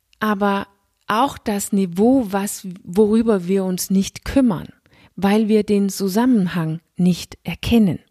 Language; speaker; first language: German; non-native, fluent; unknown